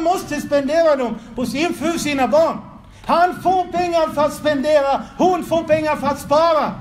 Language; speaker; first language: Swedish; non-native, fluent; Arabic